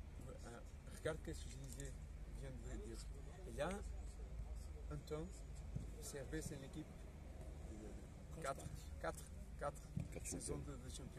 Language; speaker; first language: French; non-native, fluent; Portuguese